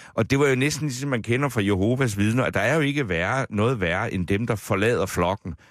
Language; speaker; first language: Danish; native; Danish